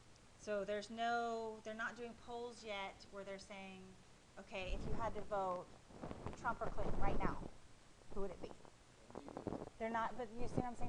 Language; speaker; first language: English; native; English